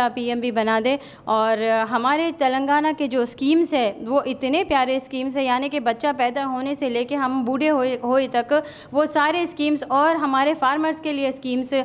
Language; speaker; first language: Hindi; non-native, local second language; Urdu